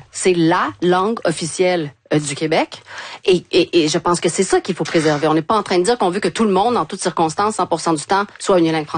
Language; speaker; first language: French; native; French